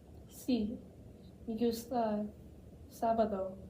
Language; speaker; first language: Spanish; non-native, learner; English